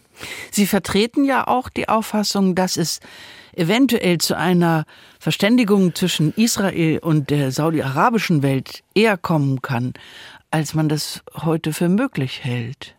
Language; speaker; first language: German; native; German